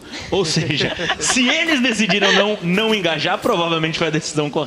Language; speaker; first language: Portuguese; native; Portuguese